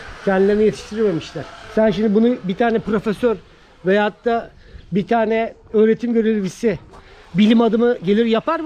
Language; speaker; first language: Turkish; native; Turkish